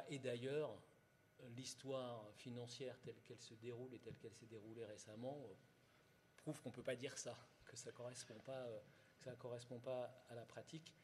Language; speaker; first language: French; native; French